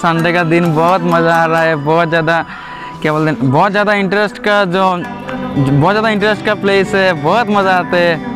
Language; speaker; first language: Hindi; non-native, local second language; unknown